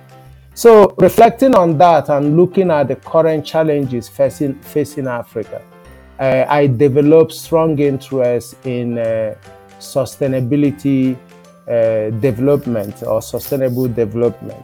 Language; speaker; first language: English; non-native, local second language; Igbo